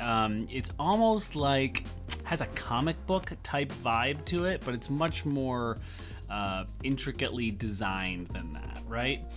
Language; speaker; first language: English; native; English